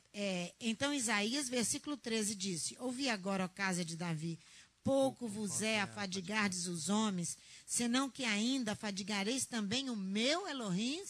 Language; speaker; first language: Portuguese; native; Portuguese